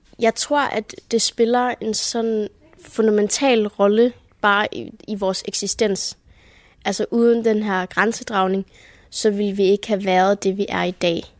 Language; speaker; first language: Danish; early bilingual, heritage; Danish